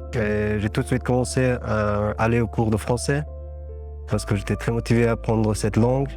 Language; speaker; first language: French; non-native, fluent; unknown